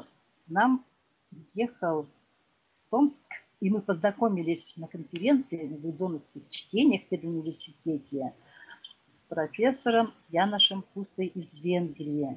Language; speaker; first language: Russian; non-native, local second language; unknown